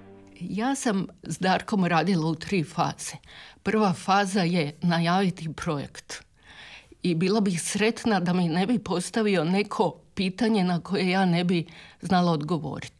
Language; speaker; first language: Serbian; native; Serbian